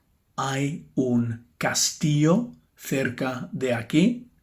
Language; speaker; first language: Spanish; non-native, fluent; English